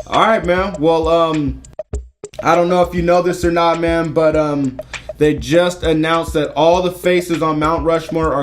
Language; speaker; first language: English; native; English